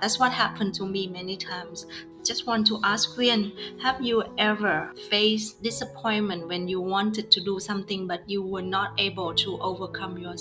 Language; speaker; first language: English; non-native, fluent; Vietnamese